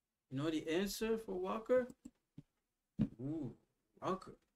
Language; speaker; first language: English; non-native, fluent; Lingala